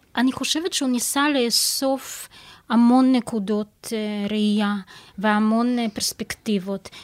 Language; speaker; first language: Hebrew; non-native, fluent; Russian